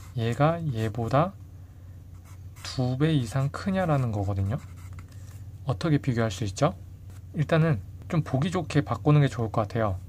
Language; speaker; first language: Korean; native; Korean